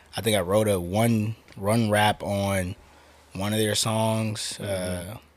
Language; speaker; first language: English; native; English